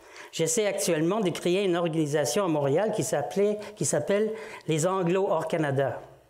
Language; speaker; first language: French; non-native, fluent; English